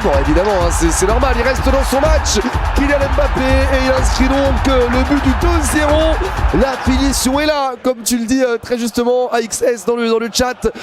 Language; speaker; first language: French; native; French